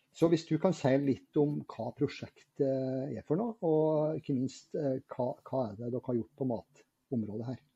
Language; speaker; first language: Norwegian; native; Norwegian